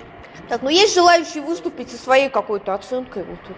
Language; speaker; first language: Russian; native; Russian